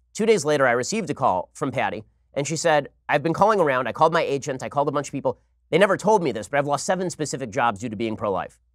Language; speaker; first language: English; native; English